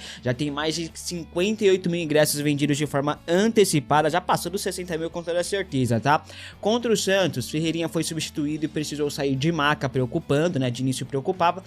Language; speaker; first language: Portuguese; native; Portuguese